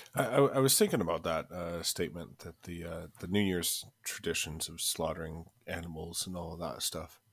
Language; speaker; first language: English; native; English